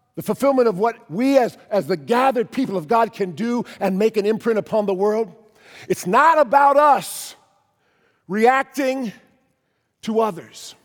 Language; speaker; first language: English; native; English